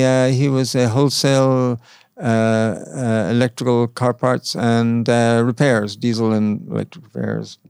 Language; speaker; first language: English; native; English